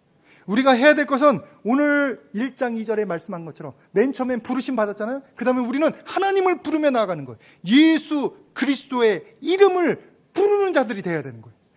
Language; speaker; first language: Korean; native; Korean